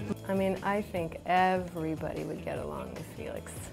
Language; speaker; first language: English; non-native, fluent; French